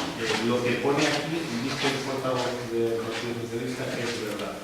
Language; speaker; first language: Spanish; native; Spanish